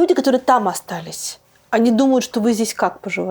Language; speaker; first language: Russian; native; Russian